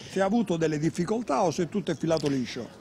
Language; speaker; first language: Italian; native; Italian